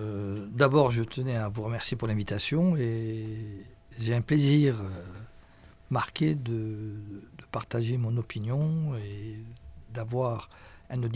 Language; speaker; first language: French; non-native, local second language; Arabic